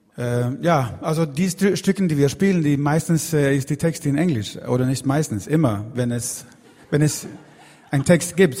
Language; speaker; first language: German; non-native, fluent; Swedish